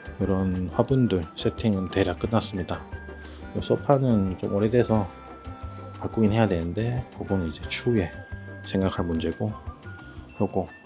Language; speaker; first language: Korean; native; Korean